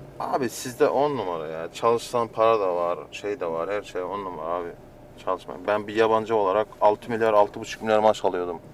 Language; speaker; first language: Turkish; non-native, fluent; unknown